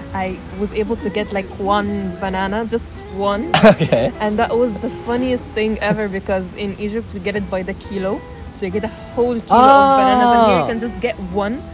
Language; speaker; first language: English; non-native, fluent; Arabic